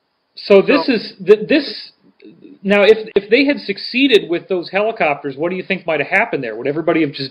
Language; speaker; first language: English; native; English